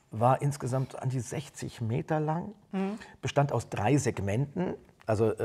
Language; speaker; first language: German; native; German